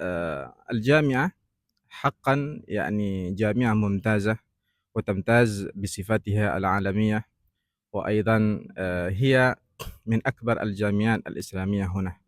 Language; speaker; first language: Arabic; non-native, fluent; Indonesian